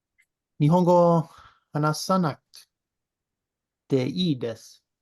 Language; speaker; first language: Japanese; non-native, learner; English